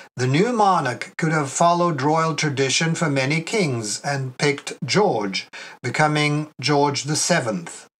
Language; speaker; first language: English; non-native, fluent; Russian